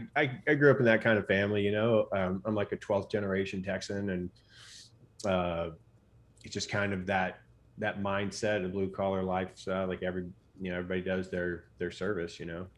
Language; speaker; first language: English; native; English